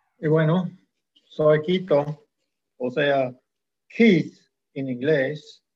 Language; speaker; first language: Spanish; non-native, fluent; English